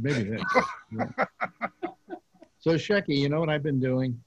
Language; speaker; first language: English; native; English